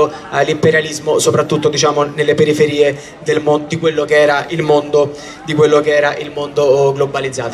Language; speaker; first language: Italian; native; Italian